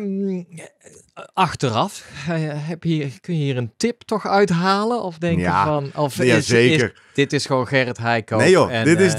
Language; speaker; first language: Dutch; native; Dutch